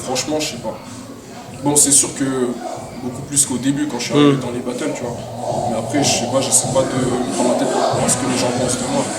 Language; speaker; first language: French; native; French